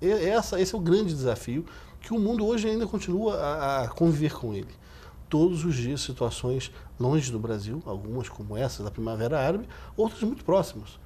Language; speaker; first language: Portuguese; native; Portuguese